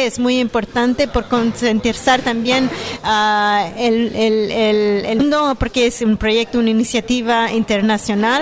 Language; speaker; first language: Spanish; non-native, fluent; French